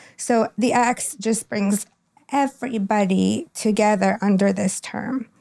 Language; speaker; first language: English; non-native, fluent; Spanish